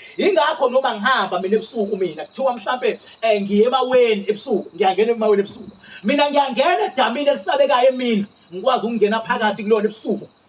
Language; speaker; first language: Zulu; native; Zulu